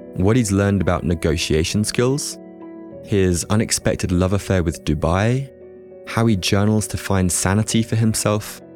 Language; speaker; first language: English; native; English